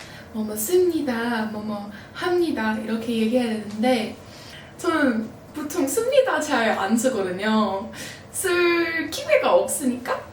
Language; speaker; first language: Korean; non-native, fluent; English